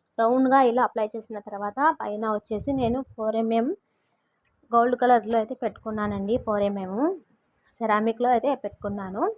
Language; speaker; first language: Telugu; non-native, local second language; Urdu